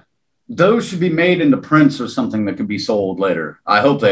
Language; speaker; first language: English; native; English